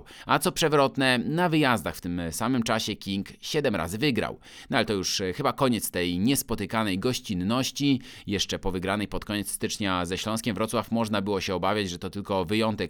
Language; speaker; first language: Polish; native; Polish